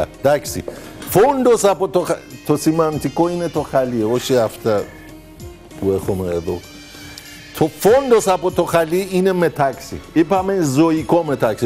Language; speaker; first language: Greek; non-native, fluent; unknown